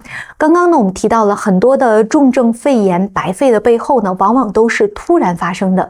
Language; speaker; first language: Chinese; native; Chinese